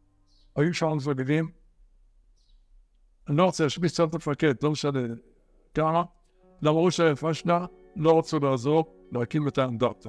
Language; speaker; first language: Hebrew; early bilingual, other home language; Arabic